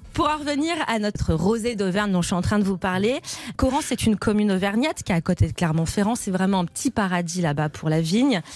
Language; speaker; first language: French; native; French